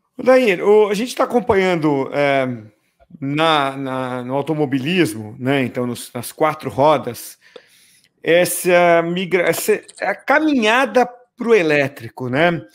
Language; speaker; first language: Portuguese; native; Portuguese